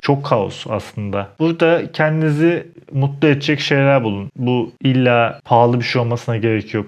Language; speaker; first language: Turkish; native; Turkish